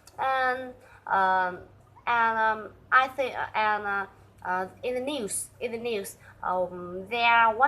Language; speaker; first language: English; non-native, learner; Vietnamese